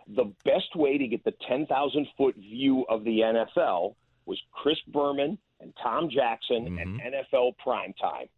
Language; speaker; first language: English; native; English